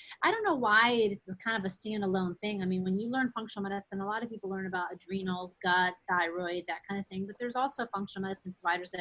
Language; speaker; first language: English; native; English